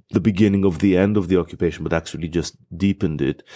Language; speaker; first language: English; non-native, fluent; Hebrew